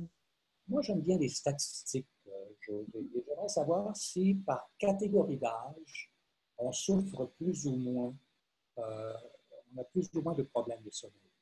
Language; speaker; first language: French; native; French